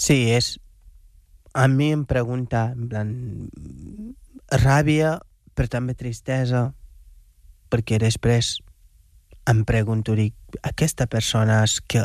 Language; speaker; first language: Catalan; non-native, fluent; Wolof